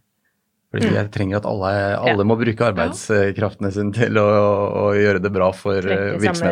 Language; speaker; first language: Norwegian; native; Norwegian